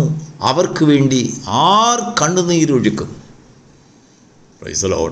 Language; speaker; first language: Malayalam; native; Malayalam